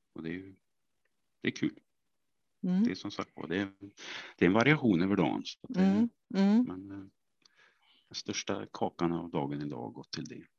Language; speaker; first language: Swedish; native; Swedish